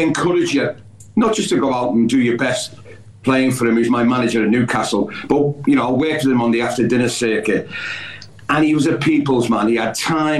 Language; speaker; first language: English; native; English